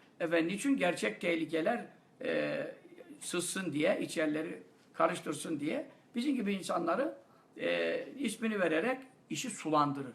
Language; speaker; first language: Turkish; native; Turkish